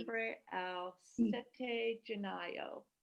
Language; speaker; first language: Italian; non-native, learner; English